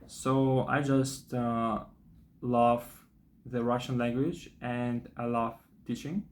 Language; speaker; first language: English; non-native, fluent; Russian